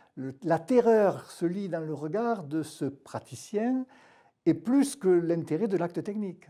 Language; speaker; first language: French; native; French